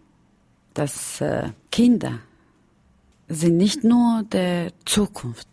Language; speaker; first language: German; non-native, fluent; Romany